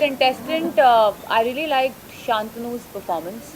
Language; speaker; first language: Hindi; native; Hindi